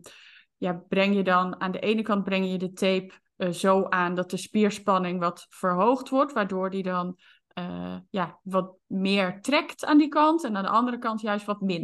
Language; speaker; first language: Dutch; native; Dutch